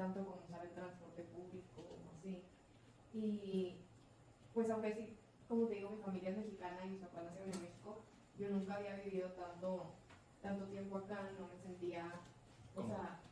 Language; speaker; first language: Spanish; early bilingual, heritage; Spanish